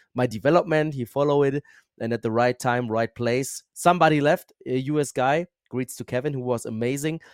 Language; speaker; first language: English; non-native, fluent; German